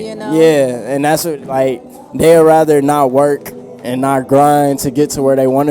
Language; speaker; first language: English; native; English